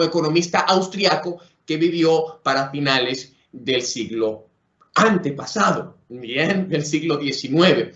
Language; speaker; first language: Spanish; native; Spanish